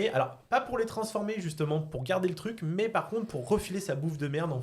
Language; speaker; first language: French; native; French